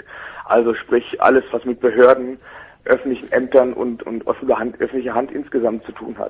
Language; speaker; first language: German; native; German